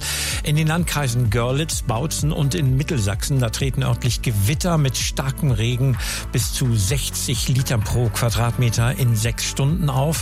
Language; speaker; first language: German; native; German